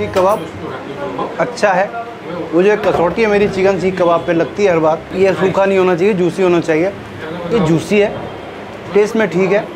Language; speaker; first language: Hindi; native; Hindi